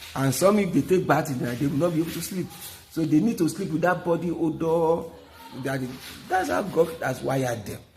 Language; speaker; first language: English; non-native, local second language; Yoruba